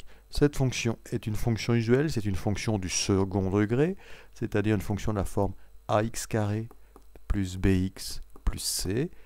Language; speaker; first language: French; native; French